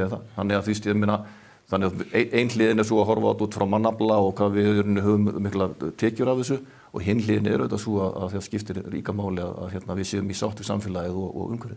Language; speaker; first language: Icelandic; native; Icelandic